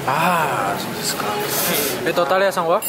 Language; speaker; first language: Japanese; non-native, learner; Indonesian